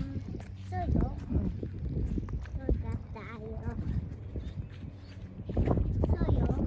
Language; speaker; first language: Japanese; early bilingual, heritage; Japanese